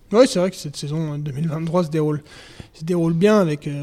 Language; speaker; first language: French; native; French